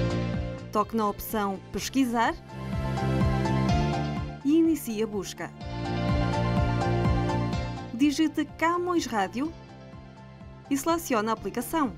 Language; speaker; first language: Portuguese; native; Portuguese